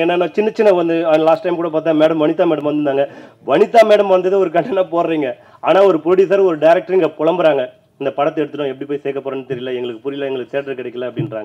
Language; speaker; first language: Tamil; native; Tamil